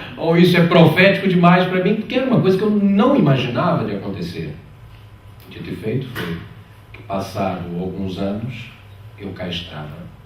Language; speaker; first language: Portuguese; native; Portuguese